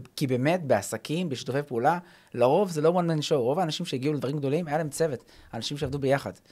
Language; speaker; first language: Hebrew; early bilingual, other home language; English